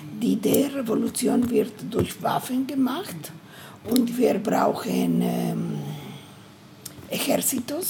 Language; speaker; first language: German; non-native, learner; Spanish